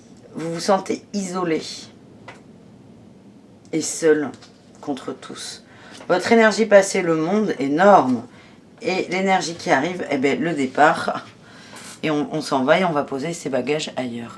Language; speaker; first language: French; native; French